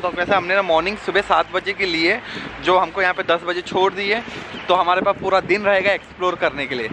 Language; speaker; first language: Hindi; native; Hindi